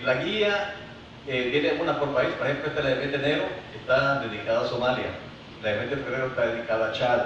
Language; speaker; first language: Spanish; native; Spanish